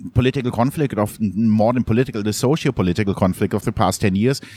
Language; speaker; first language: English; non-native, fluent; German